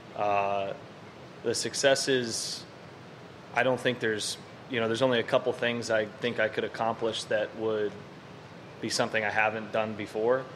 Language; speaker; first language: English; native; English